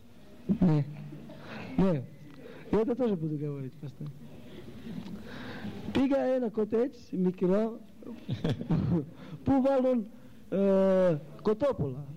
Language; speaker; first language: Greek; non-native, local second language; Russian